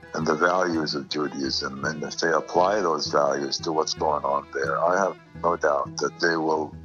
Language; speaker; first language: English; non-native, fluent; Arabic